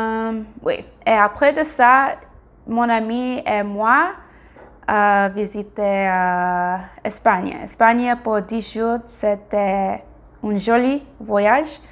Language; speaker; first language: French; non-native, learner; English